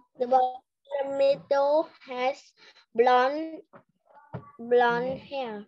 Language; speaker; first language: English; non-native, learner; Vietnamese